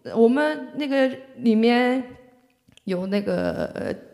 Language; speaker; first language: Chinese; non-native, fluent; Korean